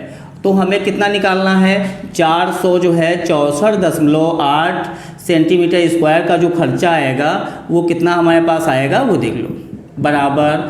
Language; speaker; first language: Hindi; native; Hindi